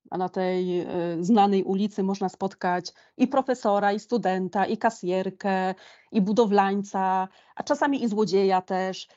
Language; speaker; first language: Polish; native; Polish